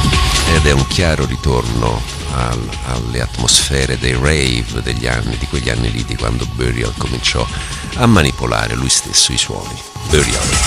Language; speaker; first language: Italian; native; Italian